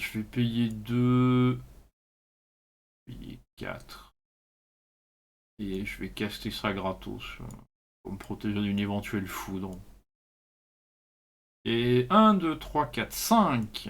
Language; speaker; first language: French; native; French